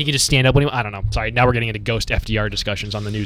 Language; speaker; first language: English; native; English